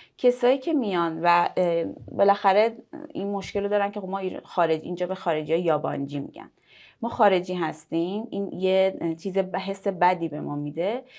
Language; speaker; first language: Persian; native; Persian